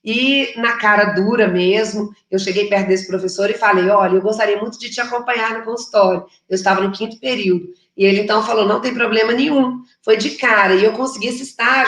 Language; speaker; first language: Portuguese; native; Portuguese